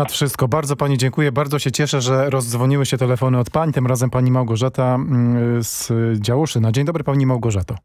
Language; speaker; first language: Polish; native; Polish